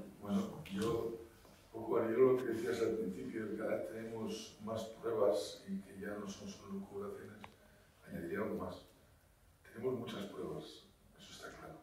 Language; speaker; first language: Spanish; native; Spanish